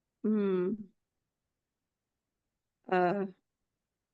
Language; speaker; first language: English; non-native, learner; Urdu